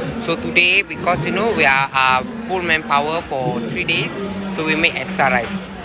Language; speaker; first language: English; non-native, local second language; Malay